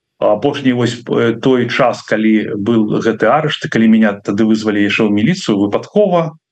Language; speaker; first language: Belarusian; non-native, local second language; Russian